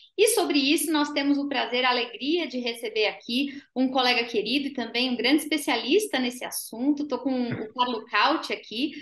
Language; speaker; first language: Portuguese; native; Portuguese